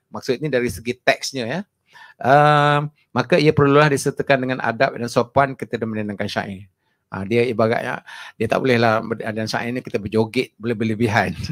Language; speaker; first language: Malay; native; Malay